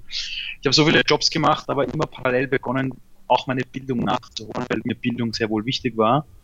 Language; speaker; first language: German; early bilingual, other home language; Persian